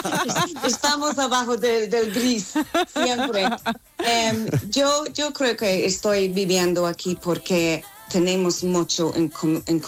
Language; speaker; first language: Spanish; non-native, learner; English